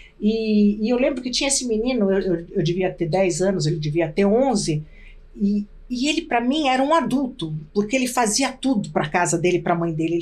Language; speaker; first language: Portuguese; early bilingual, other home language; Arabic